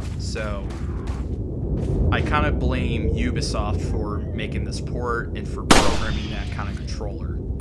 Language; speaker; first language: English; native; English